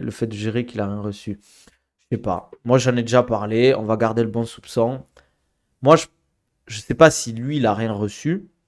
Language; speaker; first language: French; native; French